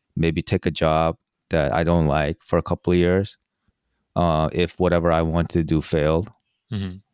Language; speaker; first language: English; early bilingual, other home language; Korean